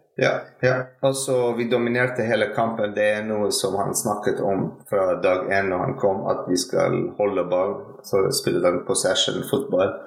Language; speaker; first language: Norwegian; non-native, fluent; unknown